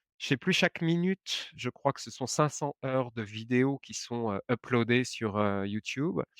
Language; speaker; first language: French; native; French